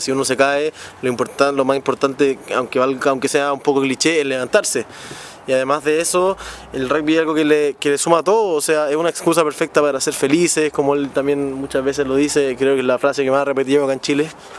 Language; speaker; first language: Spanish; native; Spanish